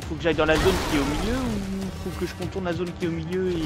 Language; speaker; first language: French; native; French